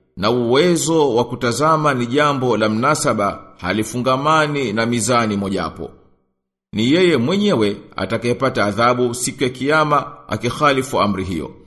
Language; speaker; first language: Swahili; native; Swahili